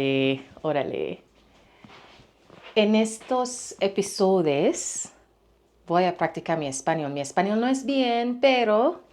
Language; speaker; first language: Spanish; non-native, learner; English